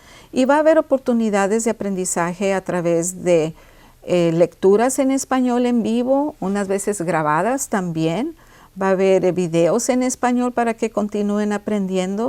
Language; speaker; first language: Spanish; early bilingual, heritage; Spanish